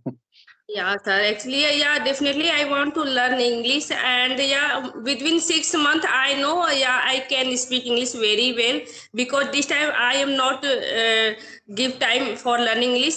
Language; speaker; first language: English; non-native, learner; Hindi